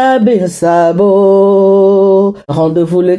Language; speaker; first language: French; non-native, local second language; Hausa